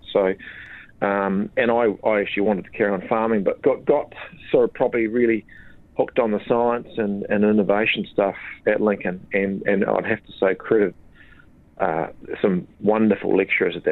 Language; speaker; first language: English; native; English